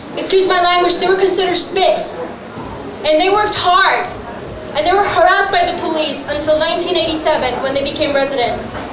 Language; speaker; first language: English; native; English